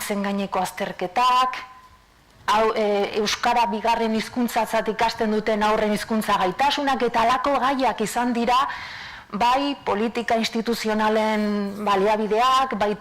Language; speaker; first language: Basque; native; Basque